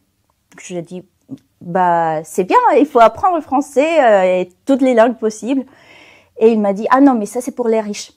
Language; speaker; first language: French; non-native, fluent; Spanish